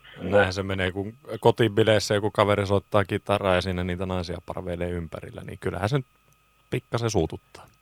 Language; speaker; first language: Finnish; native; Finnish